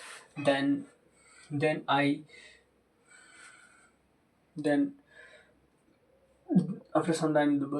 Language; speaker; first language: English; non-native, local second language; Hindi